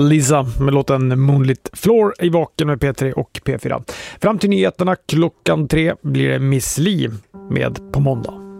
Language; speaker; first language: Swedish; native; Swedish